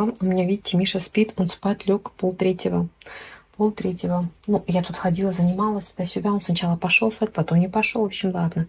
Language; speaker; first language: Russian; native; Russian